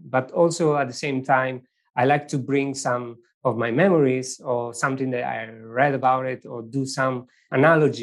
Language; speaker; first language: English; non-native, fluent; Italian